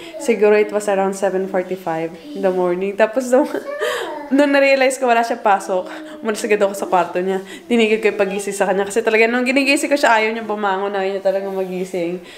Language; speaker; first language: Filipino; native; Filipino